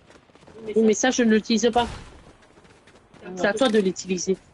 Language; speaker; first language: French; native; French